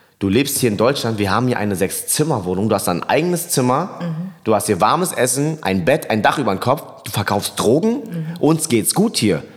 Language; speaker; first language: German; early bilingual, other home language; Vietnamese